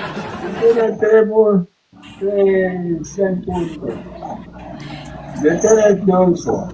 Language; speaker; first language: Spanish; non-native, learner; Haitian Creole